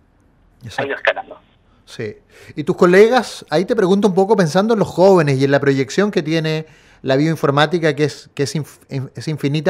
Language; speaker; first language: Spanish; native; Spanish